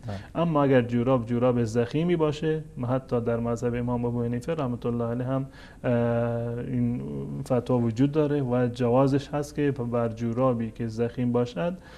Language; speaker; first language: Persian; native; Persian